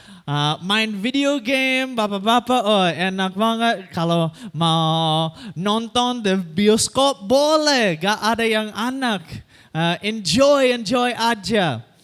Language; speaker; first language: Indonesian; non-native, fluent; English